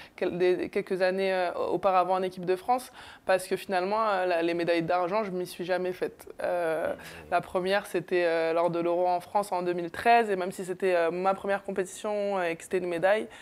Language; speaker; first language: French; native; French